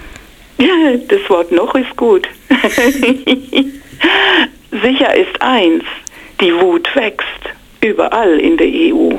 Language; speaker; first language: German; non-native, fluent; English